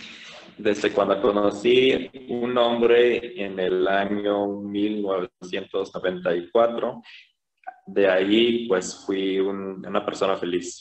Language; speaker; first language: Spanish; non-native, fluent; Korean